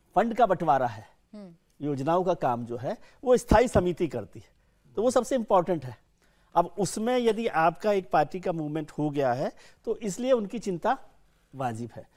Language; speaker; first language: Hindi; native; Hindi